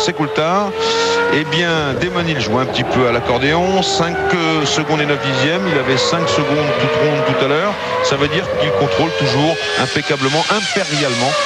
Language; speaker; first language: French; native; French